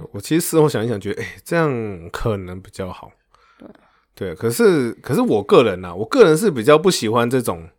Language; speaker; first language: Chinese; native; Chinese